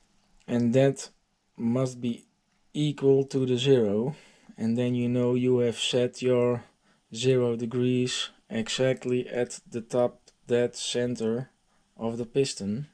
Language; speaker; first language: English; non-native, fluent; Dutch